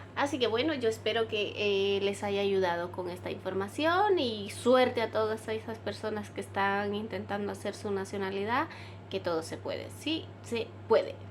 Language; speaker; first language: Spanish; native; Spanish